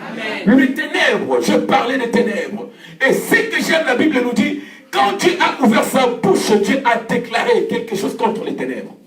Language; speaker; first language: French; non-native, local second language; Lingala